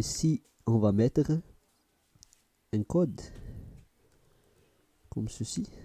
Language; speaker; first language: French; non-native, fluent; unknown